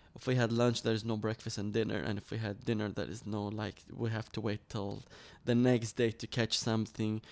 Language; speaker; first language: English; early bilingual, other home language; Arabic